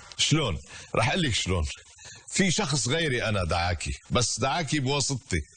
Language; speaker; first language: Arabic; native; Arabic